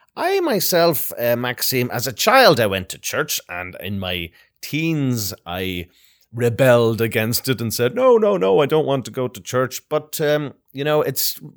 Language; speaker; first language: English; native; English